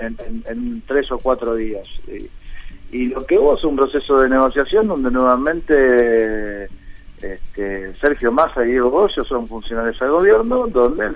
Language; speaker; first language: Spanish; native; Spanish